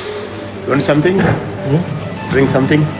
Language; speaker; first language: English; non-native, learner; Amharic